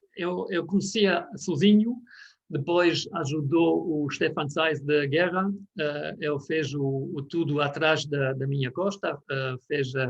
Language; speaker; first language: Portuguese; non-native, fluent; German